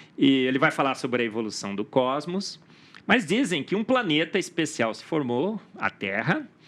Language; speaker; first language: Portuguese; native; Portuguese